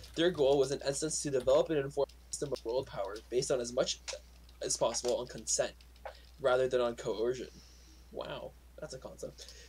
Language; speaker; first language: English; early bilingual, other home language; Russian